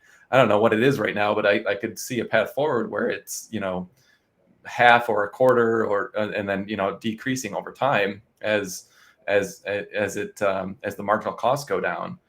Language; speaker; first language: English; native; English